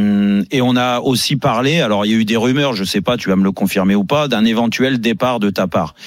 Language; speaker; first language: French; native; French